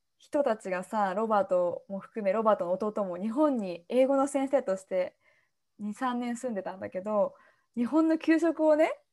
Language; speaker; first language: Japanese; native; Japanese